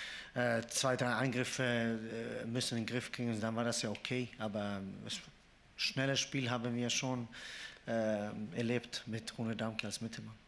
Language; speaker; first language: German; non-native, fluent; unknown